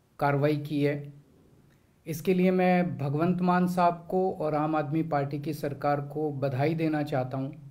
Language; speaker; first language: Hindi; native; Hindi